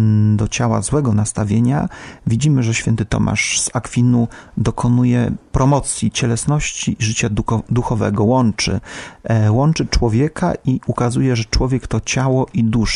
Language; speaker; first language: Polish; native; Polish